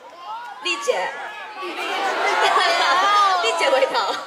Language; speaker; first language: Chinese; non-native, learner; Japanese